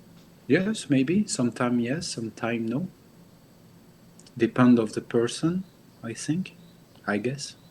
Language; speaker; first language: English; non-native, learner; French